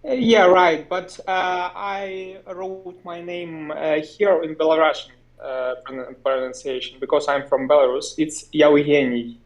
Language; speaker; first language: English; non-native, learner; Russian